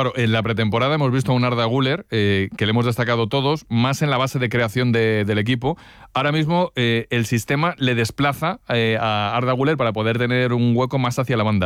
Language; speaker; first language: Spanish; native; Spanish